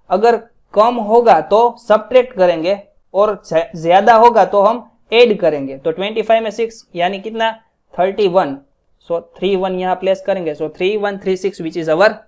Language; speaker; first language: Hindi; non-native, local second language; Gujarati